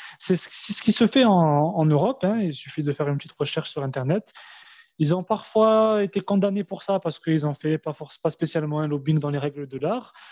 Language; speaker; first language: French; early bilingual, other home language; Arabic